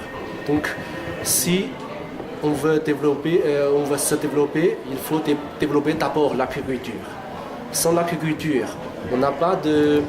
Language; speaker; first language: French; non-native, fluent; Chinese